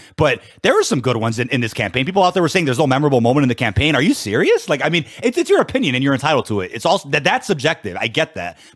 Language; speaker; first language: English; native; English